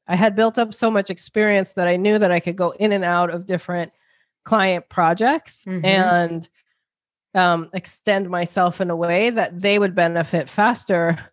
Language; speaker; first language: English; native; English